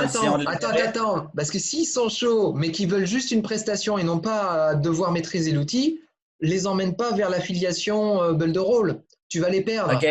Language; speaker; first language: French; native; French